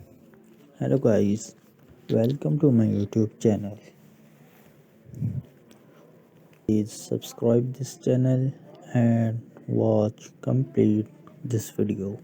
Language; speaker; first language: English; non-native, local second language; Urdu